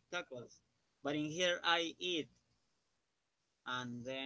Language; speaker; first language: English; non-native, learner; Spanish